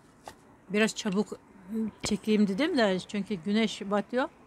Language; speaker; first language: Turkish; non-native, learner; Russian